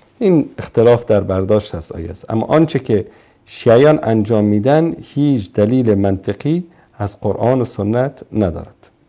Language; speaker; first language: Persian; native; Persian